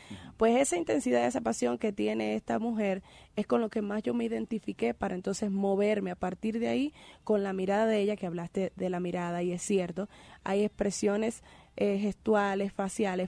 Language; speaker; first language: Spanish; native; Spanish